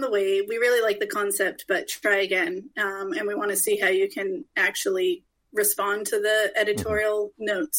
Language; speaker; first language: English; native; English